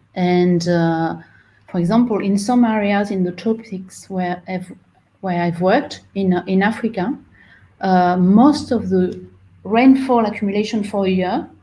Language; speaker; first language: English; non-native, fluent; French